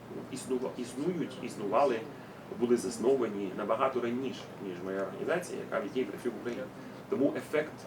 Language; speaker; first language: Ukrainian; non-native, fluent; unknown